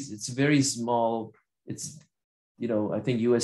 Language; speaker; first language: English; non-native, fluent; Italian